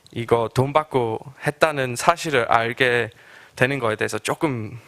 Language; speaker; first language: Korean; non-native, fluent; English